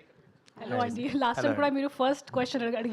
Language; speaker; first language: Telugu; non-native, local second language; Hindi